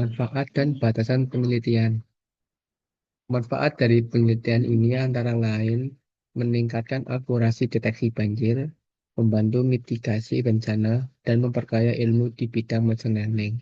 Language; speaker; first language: Indonesian; native; Indonesian